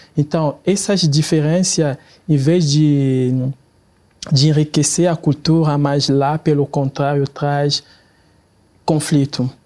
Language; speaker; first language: Portuguese; non-native, fluent; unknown